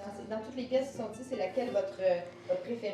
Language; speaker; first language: French; native; French